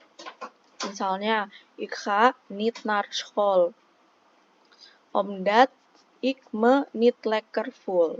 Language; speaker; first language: Dutch; non-native, learner; Indonesian